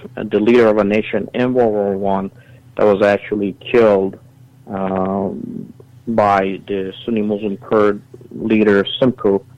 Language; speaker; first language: English; early bilingual, other home language; Assyrian Neo-Aramaic